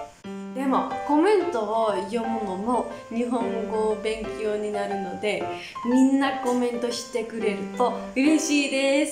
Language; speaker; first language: Japanese; non-native, learner; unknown